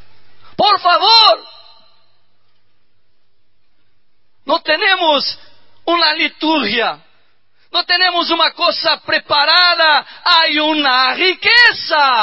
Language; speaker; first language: Spanish; non-native, learner; Portuguese